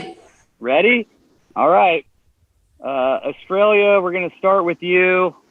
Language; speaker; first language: English; native; English